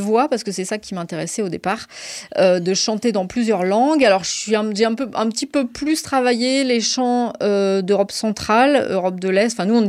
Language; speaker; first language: French; native; French